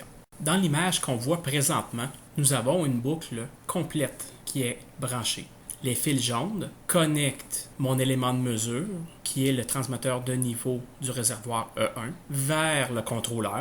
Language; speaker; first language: French; native; French